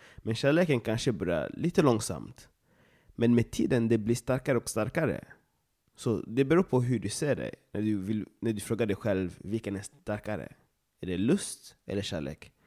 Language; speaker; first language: Swedish; non-native, fluent; Lingala